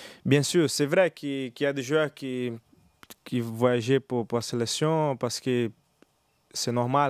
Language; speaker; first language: French; non-native, learner; Portuguese